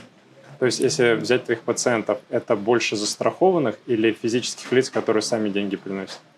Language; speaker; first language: Russian; native; Russian